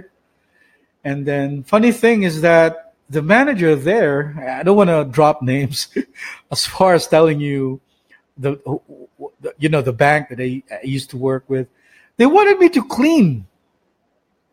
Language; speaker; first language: English; non-native, local second language; Cebuano